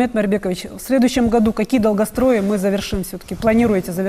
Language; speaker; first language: Russian; native; Russian